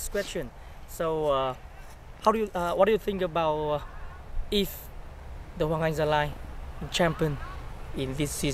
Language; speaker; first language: English; non-native, learner; Vietnamese